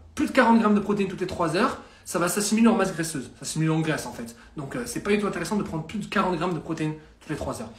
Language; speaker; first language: French; native; French